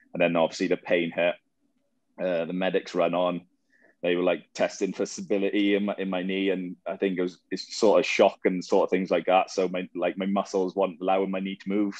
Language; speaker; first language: English; native; English